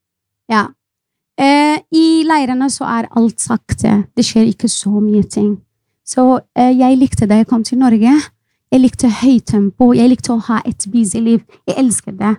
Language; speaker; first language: Norwegian; non-native, fluent; Arabic